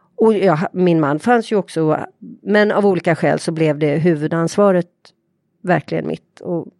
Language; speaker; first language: Swedish; native; Swedish